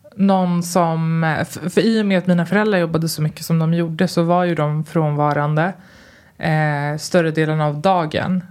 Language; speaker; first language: Swedish; early bilingual, other home language; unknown